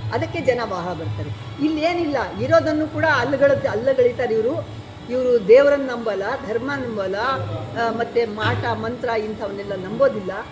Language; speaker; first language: Kannada; non-native, local second language; Lambadi